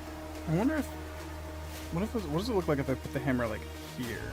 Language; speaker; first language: English; native; English